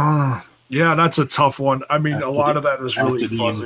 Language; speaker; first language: English; native; English